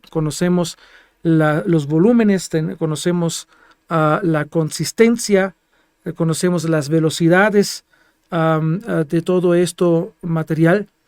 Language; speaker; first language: Spanish; non-native, fluent; Greek